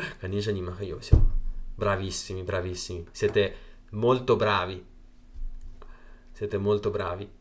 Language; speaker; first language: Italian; non-native, fluent; Chinese